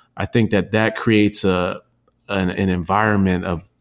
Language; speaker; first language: English; native; English